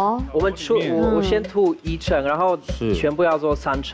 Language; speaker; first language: Chinese; non-native, fluent; Polish